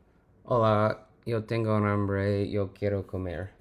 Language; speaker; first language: Spanish; non-native, learner; English